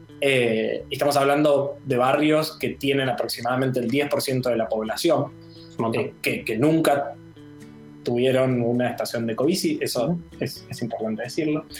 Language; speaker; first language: Spanish; native; Spanish